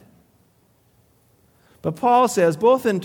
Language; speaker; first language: English; native; English